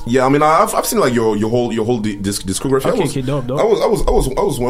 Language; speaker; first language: English; early bilingual, other home language; French